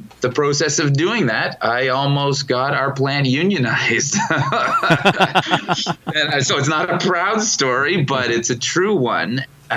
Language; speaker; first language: English; native; English